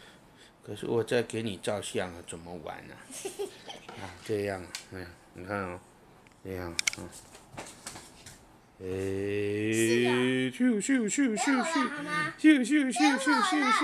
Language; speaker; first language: Chinese; native; Chinese